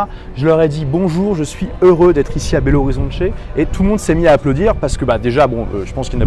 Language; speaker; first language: French; native; French